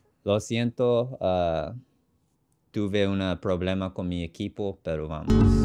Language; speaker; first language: Spanish; non-native, learner; English